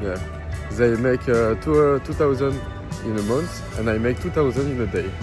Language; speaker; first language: English; non-native, learner; French